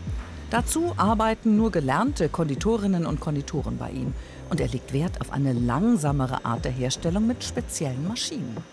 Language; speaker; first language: German; native; German